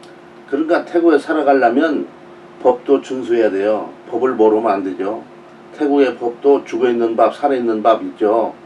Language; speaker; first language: Korean; native; Korean